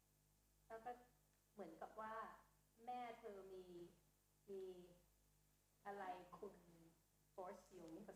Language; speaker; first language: Thai; native; Thai